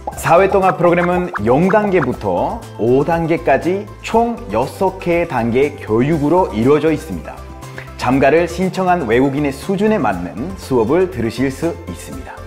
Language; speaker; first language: Korean; non-native, fluent; Spanish